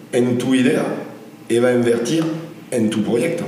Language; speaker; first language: Spanish; non-native, fluent; French